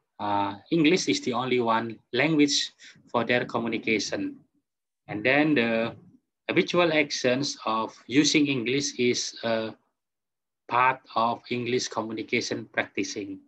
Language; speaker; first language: English; non-native, fluent; Indonesian